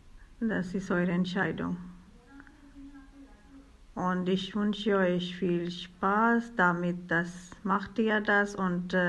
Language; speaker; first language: German; non-native, learner; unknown